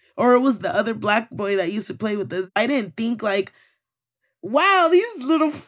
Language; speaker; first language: English; early bilingual, other home language; Spanish